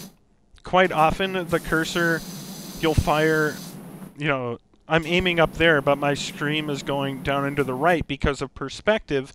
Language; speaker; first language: English; native; English